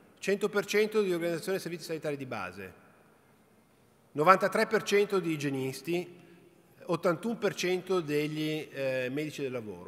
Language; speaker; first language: Italian; native; Italian